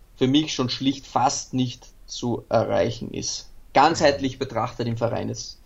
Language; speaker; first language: German; native; German